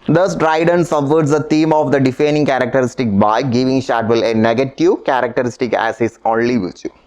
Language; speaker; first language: English; non-native, local second language; Malayalam